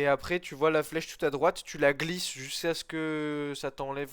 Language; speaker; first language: French; native; French